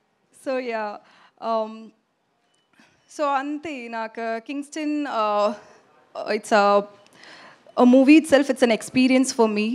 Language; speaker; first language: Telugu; non-native, learner; Tamil